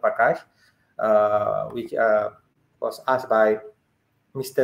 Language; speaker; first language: English; non-native, local second language; Malay